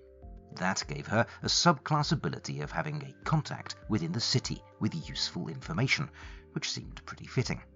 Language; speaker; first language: English; native; English